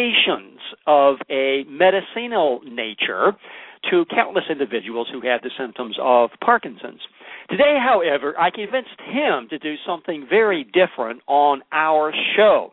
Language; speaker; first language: English; native; English